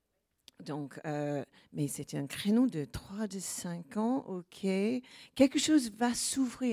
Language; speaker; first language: French; non-native, learner; English